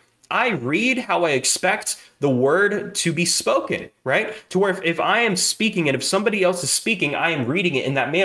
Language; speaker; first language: English; native; English